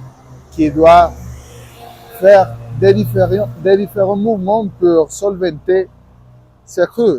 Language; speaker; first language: French; non-native, learner; Spanish